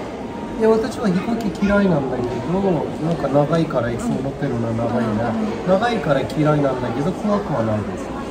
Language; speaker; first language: Japanese; non-native, fluent; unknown